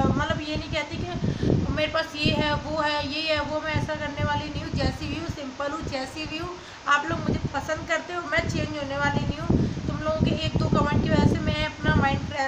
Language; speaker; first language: Hindi; native; Hindi